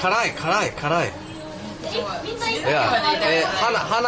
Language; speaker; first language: Japanese; non-native, learner; English